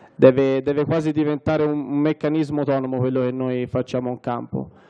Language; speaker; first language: Italian; native; Italian